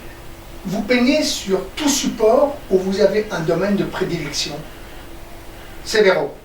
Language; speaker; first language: French; native; French